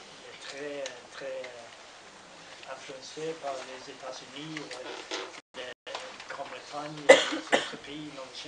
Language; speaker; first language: French; non-native, learner; Norwegian